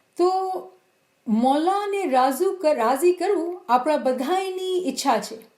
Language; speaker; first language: Gujarati; early bilingual, heritage; Gujarati